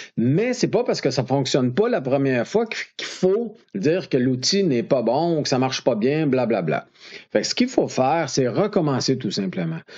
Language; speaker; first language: French; native; French